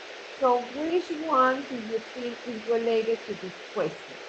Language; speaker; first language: English; non-native, fluent; Spanish